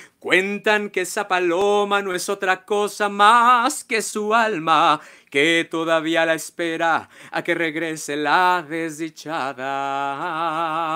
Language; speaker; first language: Spanish; native; Spanish